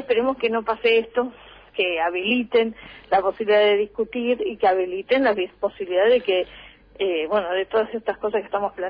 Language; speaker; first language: Spanish; native; Spanish